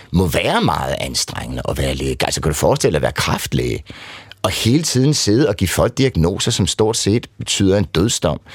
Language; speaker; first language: Danish; native; Danish